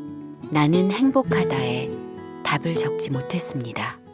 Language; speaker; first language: Korean; native; Korean